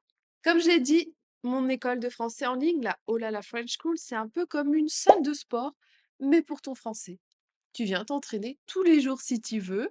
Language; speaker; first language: French; native; French